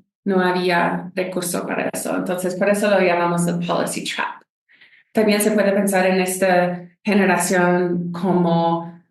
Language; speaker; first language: Spanish; non-native, fluent; English